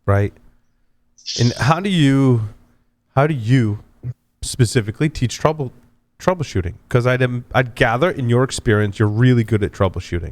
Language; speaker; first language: English; native; English